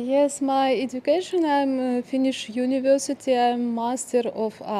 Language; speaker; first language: English; non-native, learner; Ukrainian